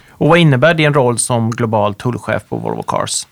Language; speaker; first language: Swedish; native; Swedish